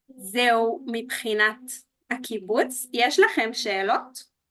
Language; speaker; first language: Hebrew; native; Hebrew